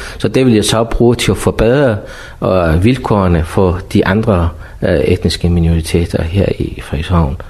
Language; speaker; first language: Danish; non-native, fluent; Persian